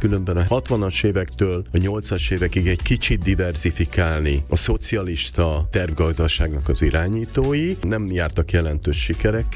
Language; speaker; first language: Hungarian; native; Hungarian